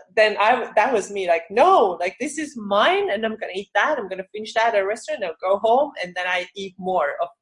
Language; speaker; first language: English; non-native, fluent; Estonian